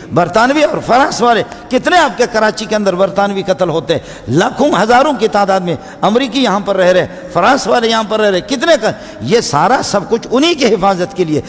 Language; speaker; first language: Urdu; non-native, local second language; Baluchi